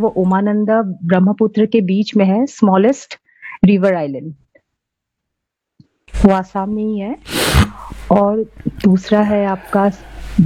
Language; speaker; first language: Hindi; non-native, local second language; Assamese